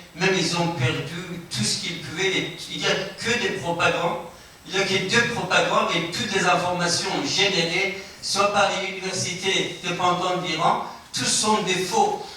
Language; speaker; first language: French; non-native, fluent; Persian